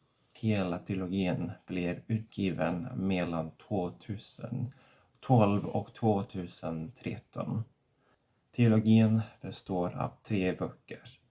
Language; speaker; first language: Swedish; non-native, fluent; Catalan